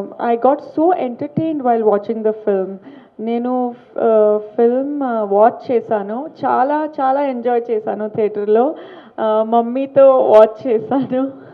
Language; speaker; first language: Telugu; non-native, learner; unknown